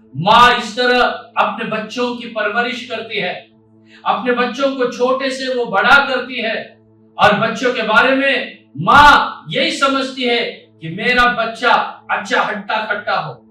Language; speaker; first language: Hindi; non-native, local second language; Marathi